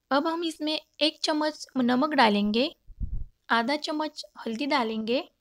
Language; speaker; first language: Hindi; non-native, local second language; Marathi